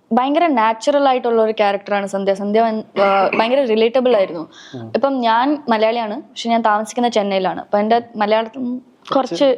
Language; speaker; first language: Malayalam; early bilingual, heritage; Malayalam